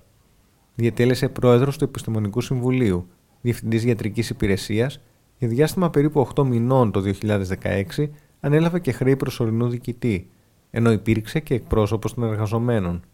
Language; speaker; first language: Greek; native; Greek